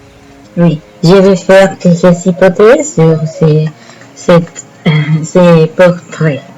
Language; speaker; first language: French; non-native, learner; Spanish